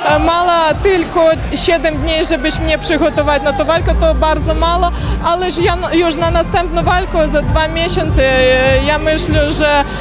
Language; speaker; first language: Polish; non-native, learner; Ukrainian